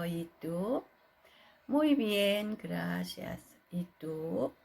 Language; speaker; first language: Spanish; non-native, fluent; Korean